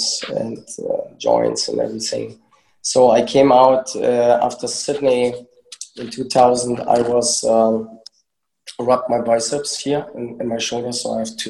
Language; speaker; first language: English; early bilingual, other home language; German